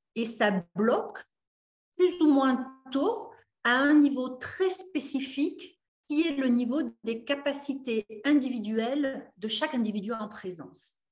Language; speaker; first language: French; native; French